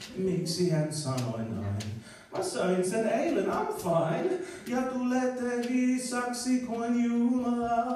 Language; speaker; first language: Finnish; non-native, learner; English